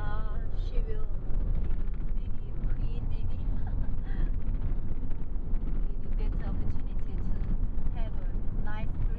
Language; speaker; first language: English; non-native, fluent; Korean